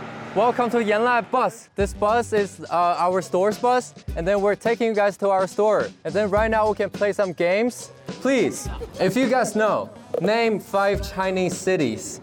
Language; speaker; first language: English; non-native, fluent; Chinese